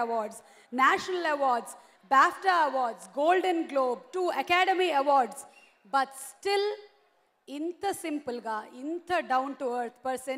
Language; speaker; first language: Telugu; native; Telugu